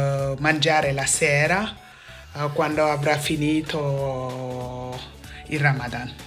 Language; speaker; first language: Italian; non-native, fluent; Wolof